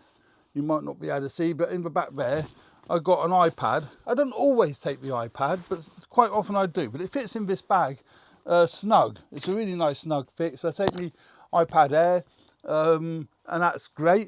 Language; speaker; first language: English; native; English